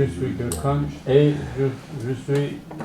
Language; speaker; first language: French; non-native, learner; Kurdish